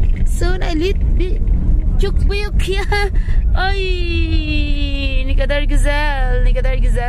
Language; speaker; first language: Turkish; non-native, learner; Filipino